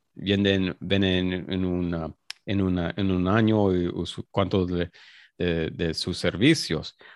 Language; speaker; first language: Spanish; early bilingual, heritage; Spanish